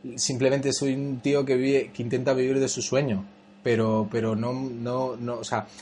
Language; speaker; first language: Spanish; native; Spanish